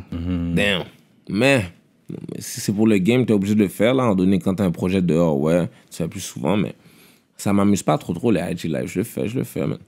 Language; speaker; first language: French; early bilingual, other home language; Haitian Creole